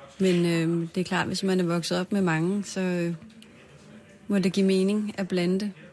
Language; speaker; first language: Danish; native; Danish